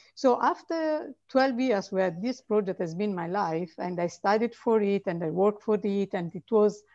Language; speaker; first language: English; non-native, fluent; Italian